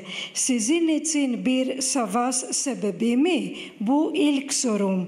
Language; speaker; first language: Turkish; non-native, fluent; Greek